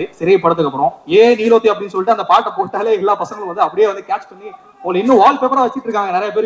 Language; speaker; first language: Tamil; native; Tamil